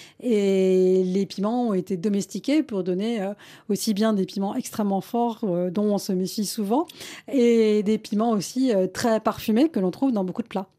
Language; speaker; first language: French; early bilingual, other home language; Malayalam